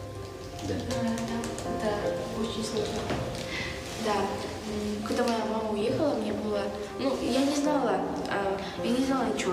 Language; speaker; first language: Russian; non-native, learner; Kyrgyz